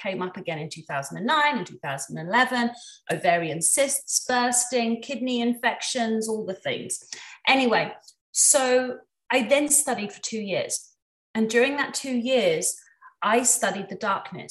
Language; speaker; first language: English; native; English